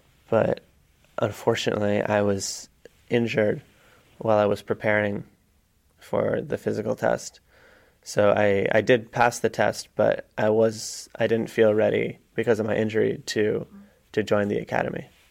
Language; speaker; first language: English; native; English